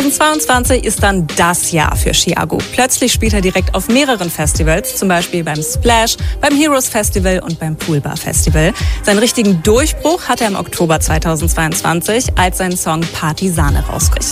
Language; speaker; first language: German; native; German